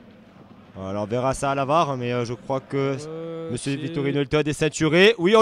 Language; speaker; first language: French; native; French